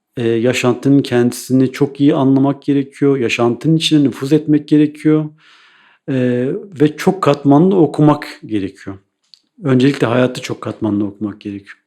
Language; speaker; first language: Turkish; native; Turkish